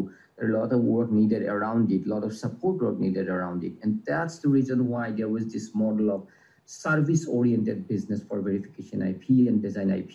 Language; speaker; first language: English; non-native, local second language; Assamese